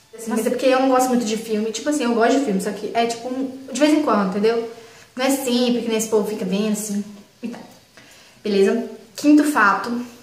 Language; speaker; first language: Portuguese; native; Portuguese